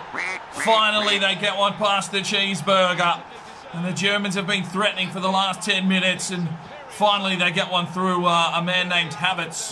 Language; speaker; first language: English; native; English